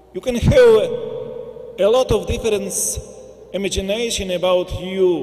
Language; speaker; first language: English; non-native, learner; Ukrainian